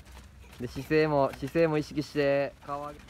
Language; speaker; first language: Japanese; native; Japanese